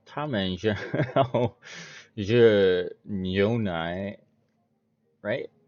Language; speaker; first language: Chinese; non-native, learner; English